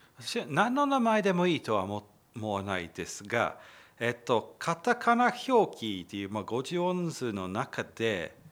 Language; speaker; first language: Japanese; non-native, fluent; English